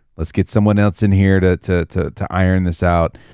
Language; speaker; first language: English; native; English